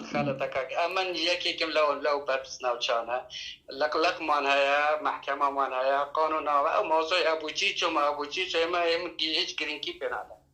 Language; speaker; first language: Central Kurdish; non-native, local second language; Kurdish